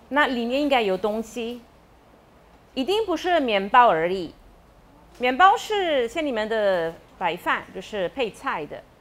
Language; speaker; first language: Chinese; non-native, fluent; Italian